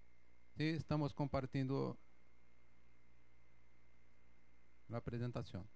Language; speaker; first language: Spanish; non-native, fluent; Portuguese